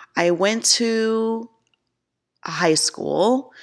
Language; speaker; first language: English; native; English